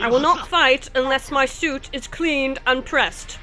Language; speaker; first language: English; native; English